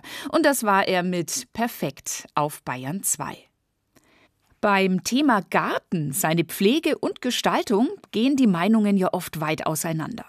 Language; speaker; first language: German; native; German